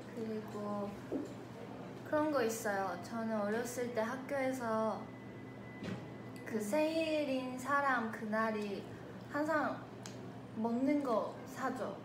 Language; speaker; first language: Korean; non-native, fluent; Chinese